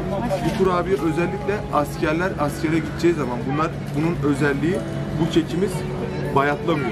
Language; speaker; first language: Turkish; native; Turkish